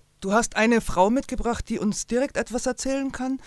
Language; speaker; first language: German; native; German